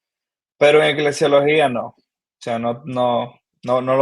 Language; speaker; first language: Spanish; native; Spanish